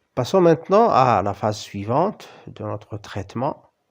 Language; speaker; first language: French; non-native, local second language; Arabic